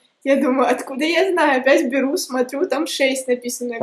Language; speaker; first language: Russian; native; Russian